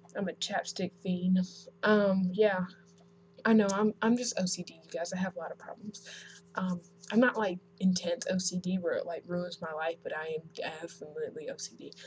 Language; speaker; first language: English; native; English